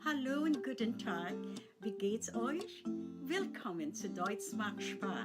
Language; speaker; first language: German; non-native, fluent; Filipino